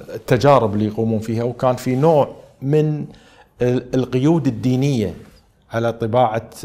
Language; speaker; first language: Arabic; native; Arabic